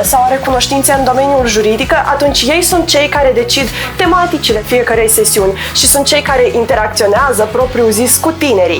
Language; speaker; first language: Romanian; native; Romanian